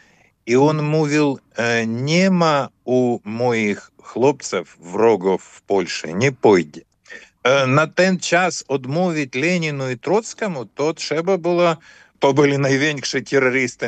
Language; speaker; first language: Ukrainian; early bilingual, heritage; Ukrainian